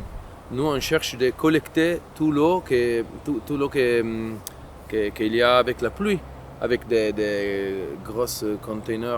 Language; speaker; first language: French; non-native, learner; Italian